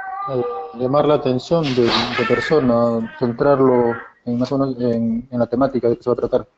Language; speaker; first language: Spanish; native; Spanish